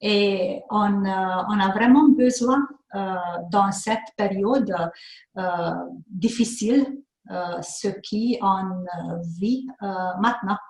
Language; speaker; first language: French; non-native, fluent; Hungarian